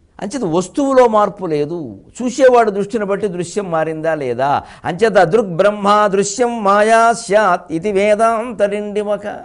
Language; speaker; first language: Telugu; native; Telugu